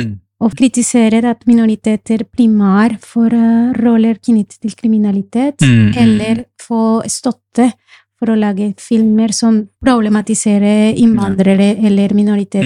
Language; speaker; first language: Norwegian; non-native, fluent; Spanish